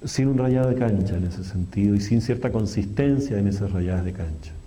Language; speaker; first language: Spanish; native; Spanish